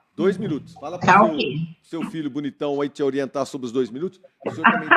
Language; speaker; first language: Portuguese; native; Portuguese